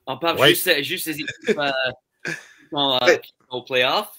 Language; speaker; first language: French; non-native, local second language; English